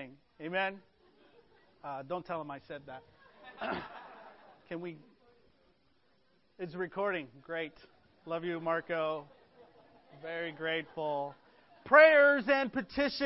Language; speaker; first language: English; early bilingual, other home language; Spanish